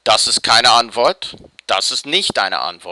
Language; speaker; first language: German; non-native, fluent; English